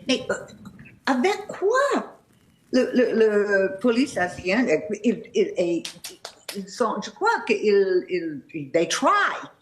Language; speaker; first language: French; non-native, fluent; English